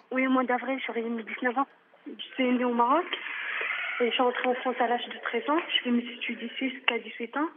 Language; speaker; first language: French; non-native, fluent; Arabic